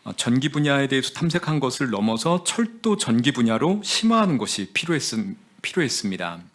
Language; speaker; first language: Korean; native; Korean